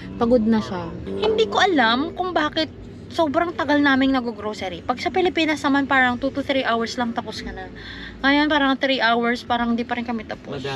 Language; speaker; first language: Filipino; non-native, local second language; Iloko